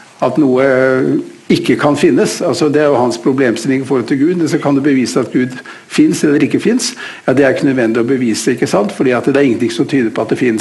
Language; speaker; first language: Norwegian; native; Norwegian